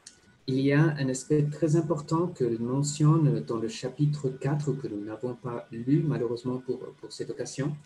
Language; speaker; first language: French; non-native, fluent; Spanish